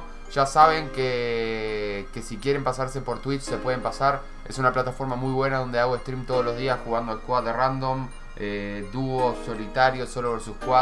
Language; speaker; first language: Spanish; native; Spanish